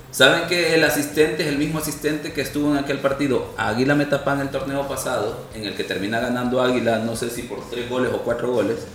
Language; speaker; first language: Spanish; native; Spanish